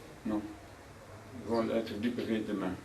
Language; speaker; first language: French; non-native, fluent; Dutch